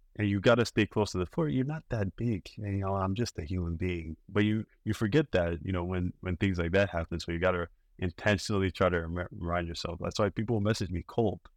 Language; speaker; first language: English; non-native, local second language; Yoruba